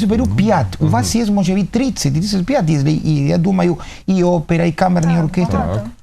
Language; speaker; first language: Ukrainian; non-native, learner; Spanish